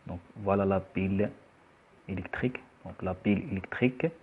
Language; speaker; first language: French; non-native, local second language; Arabic